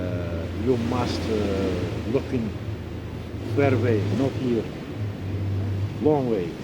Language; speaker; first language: English; non-native, learner; Turkish